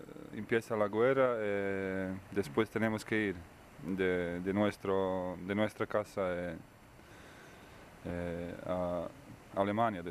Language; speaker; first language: Spanish; non-native, learner; Bosnian